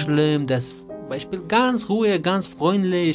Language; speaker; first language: German; non-native, learner; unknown